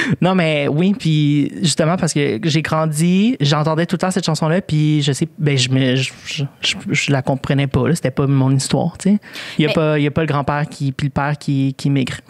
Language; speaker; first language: French; early bilingual, other home language; Spanish